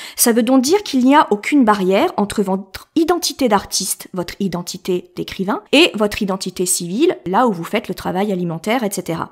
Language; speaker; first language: French; native; French